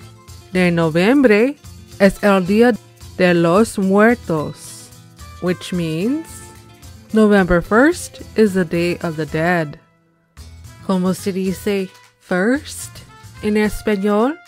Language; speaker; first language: Spanish; non-native, learner; English